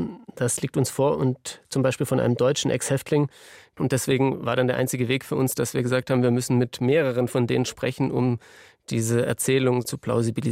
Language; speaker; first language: German; native; German